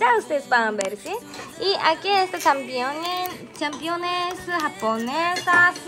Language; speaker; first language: Spanish; non-native, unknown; Japanese